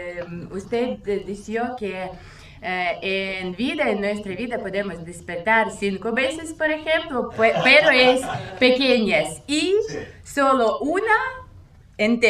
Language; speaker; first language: Spanish; non-native, learner; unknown